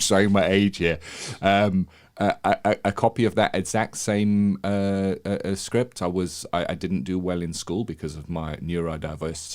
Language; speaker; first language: English; native; English